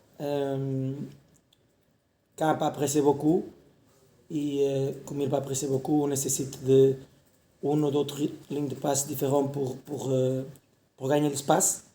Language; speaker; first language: French; non-native, learner; Portuguese